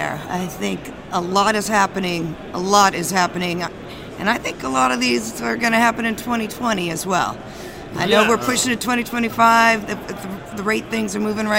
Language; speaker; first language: English; native; English